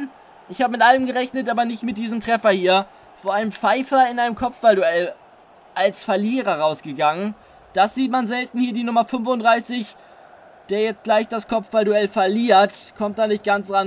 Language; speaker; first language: German; native; German